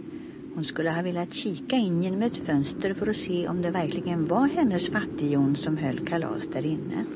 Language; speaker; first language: Swedish; native; Swedish